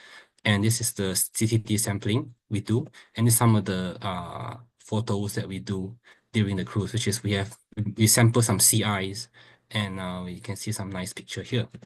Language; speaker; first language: English; non-native, fluent; Indonesian